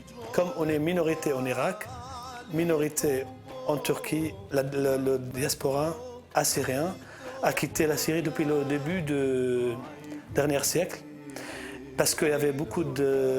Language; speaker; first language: French; non-native, fluent; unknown